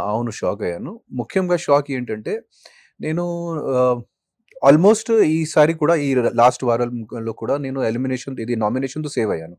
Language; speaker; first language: Telugu; non-native, fluent; Hindi